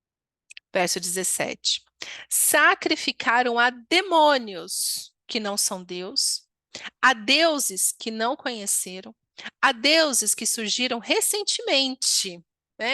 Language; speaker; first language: Portuguese; native; Portuguese